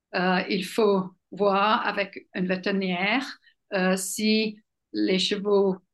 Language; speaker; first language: French; non-native, fluent; English